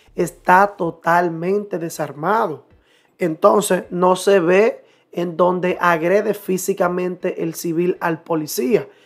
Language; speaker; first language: Spanish; native; Spanish